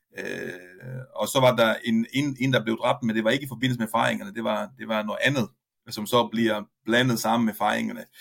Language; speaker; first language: Danish; non-native, fluent; Italian